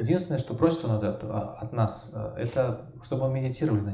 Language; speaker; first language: Russian; native; Russian